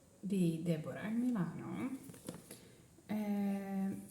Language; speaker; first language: Italian; non-native, learner; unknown